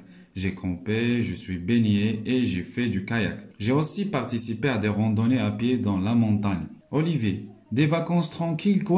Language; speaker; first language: French; non-native, local second language; Arabic